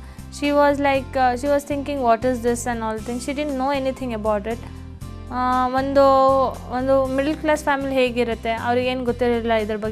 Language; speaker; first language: Kannada; non-native, local second language; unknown